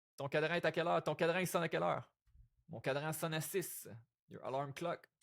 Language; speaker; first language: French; native; French